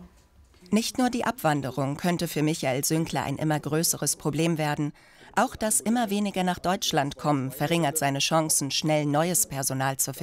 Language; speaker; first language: German; native; German